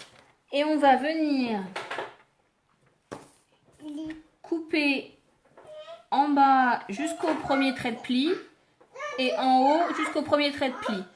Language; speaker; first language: French; native; French